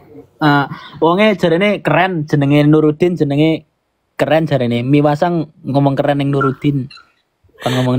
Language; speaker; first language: Japanese; non-native, learner; Javanese